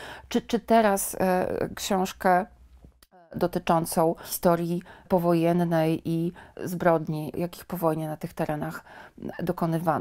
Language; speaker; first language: Polish; native; Polish